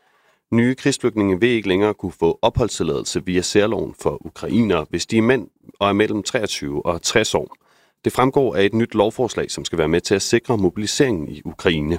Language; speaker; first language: Danish; native; Danish